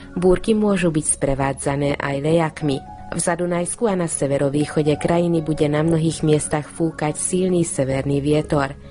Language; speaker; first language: Slovak; non-native, local second language; Hungarian